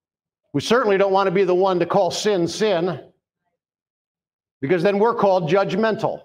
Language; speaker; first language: English; native; English